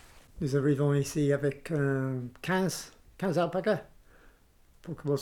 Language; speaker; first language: French; non-native, learner; English